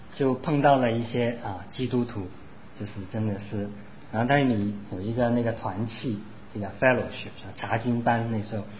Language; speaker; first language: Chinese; non-native, local second language; Cantonese